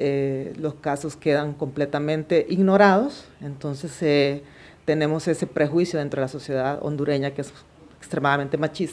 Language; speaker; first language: Spanish; native; Spanish